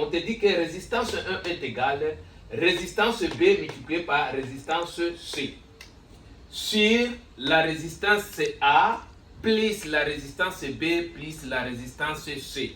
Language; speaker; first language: French; non-native, learner; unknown